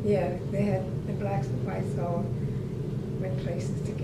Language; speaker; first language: English; native; English